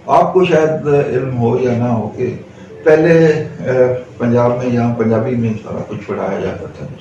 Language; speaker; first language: Urdu; non-native, local second language; Punjabi